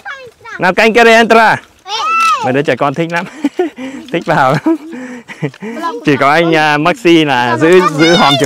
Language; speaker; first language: Vietnamese; native; Vietnamese